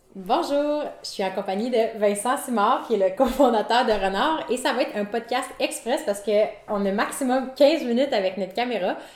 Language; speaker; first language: French; native; French